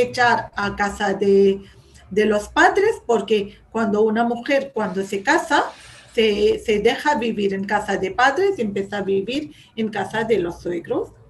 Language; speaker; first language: Spanish; non-native, fluent; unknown